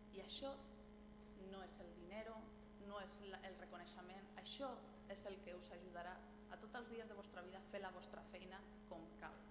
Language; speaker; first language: Catalan; non-native, local second language; Spanish